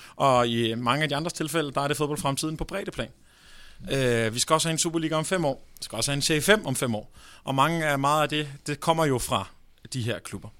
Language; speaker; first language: Danish; native; Danish